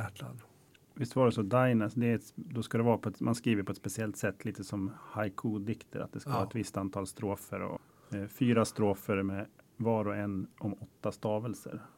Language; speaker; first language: Swedish; native; Swedish